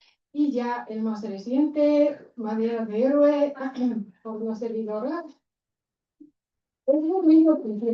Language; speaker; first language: Spanish; non-native, fluent; Bulgarian